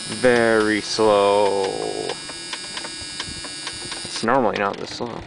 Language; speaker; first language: English; native; English